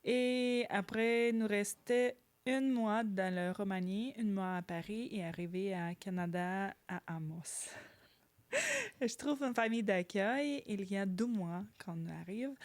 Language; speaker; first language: French; non-native, learner; Ukrainian